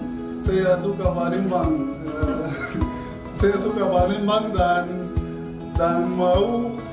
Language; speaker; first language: Indonesian; non-native, learner; Arabic